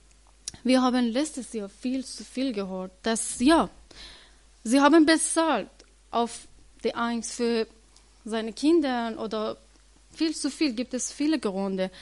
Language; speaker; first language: German; non-native, learner; Persian